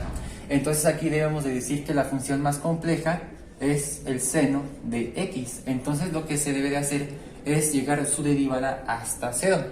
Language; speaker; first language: Spanish; native; Spanish